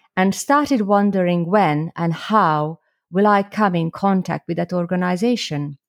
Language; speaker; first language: English; non-native, fluent; Slovak